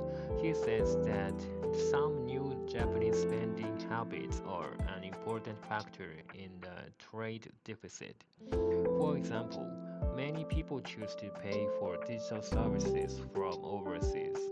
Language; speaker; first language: English; non-native, learner; Japanese